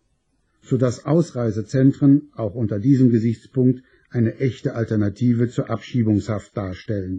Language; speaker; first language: German; native; German